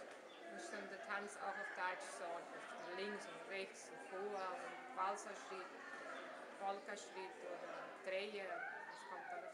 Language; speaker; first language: German; early bilingual, heritage; German